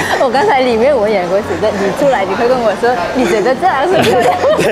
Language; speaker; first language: Chinese; non-native, learner; Vietnamese